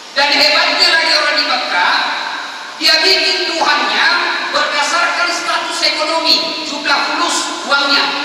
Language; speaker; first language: Indonesian; non-native, local second language; Buginese